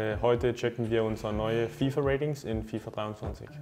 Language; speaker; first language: German; non-native, learner; Danish